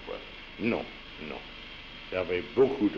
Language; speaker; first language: French; non-native, learner; English